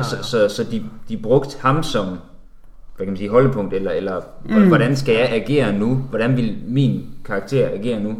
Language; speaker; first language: Danish; native; Danish